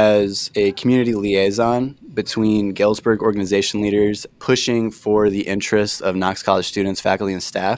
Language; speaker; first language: English; native; English